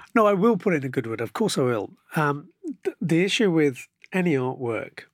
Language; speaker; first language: English; native; English